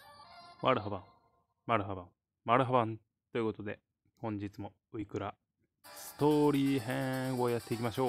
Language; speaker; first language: Japanese; native; Japanese